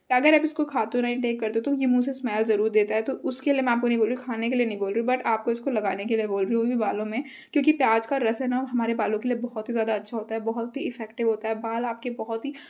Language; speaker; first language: Hindi; native; Hindi